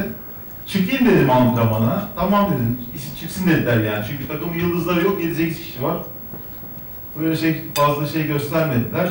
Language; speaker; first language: Turkish; native; Turkish